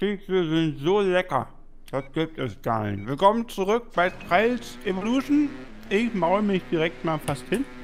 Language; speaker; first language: German; native; German